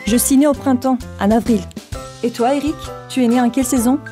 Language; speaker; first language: French; non-native, learner; Azerbaijani